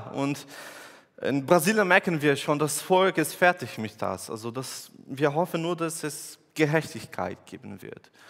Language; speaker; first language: German; non-native, fluent; Portuguese